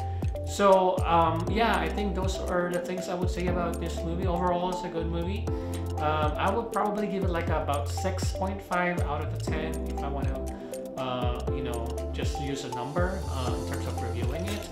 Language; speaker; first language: English; non-native, local second language; Filipino